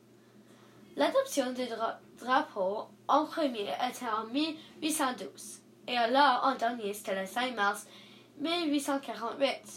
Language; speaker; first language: French; non-native, learner; English